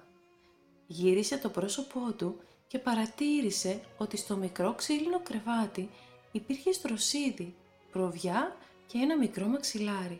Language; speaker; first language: Greek; native; Greek